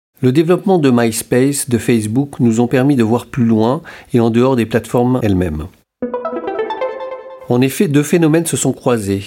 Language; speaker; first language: French; native; French